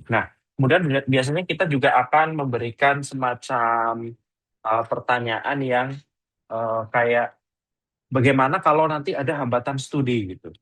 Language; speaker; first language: Indonesian; native; Indonesian